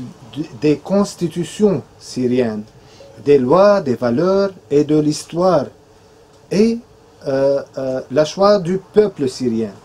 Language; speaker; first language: French; non-native, fluent; Arabic